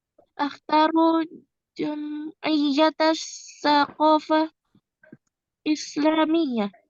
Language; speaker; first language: Arabic; non-native, learner; Indonesian